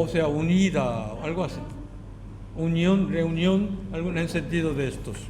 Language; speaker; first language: Spanish; non-native, learner; Korean